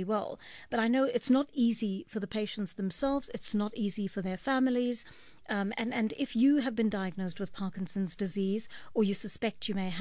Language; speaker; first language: English; native; English